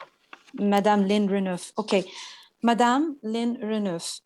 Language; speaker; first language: French; non-native, learner; English